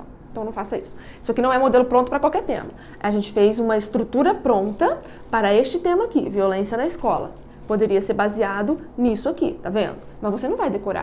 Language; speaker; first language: Portuguese; native; Portuguese